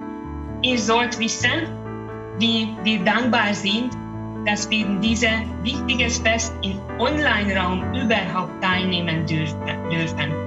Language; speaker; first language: German; non-native, learner; Hungarian